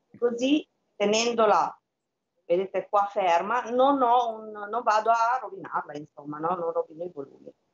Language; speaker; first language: Italian; early bilingual, other home language; Albanian